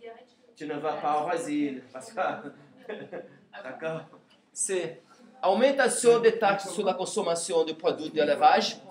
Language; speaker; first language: French; non-native, learner; Portuguese